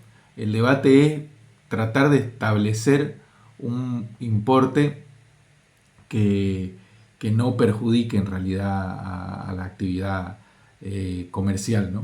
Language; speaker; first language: Spanish; native; Spanish